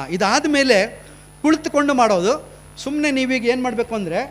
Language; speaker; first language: Kannada; native; Kannada